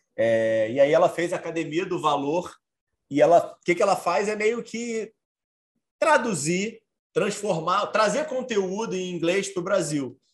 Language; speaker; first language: Portuguese; native; Portuguese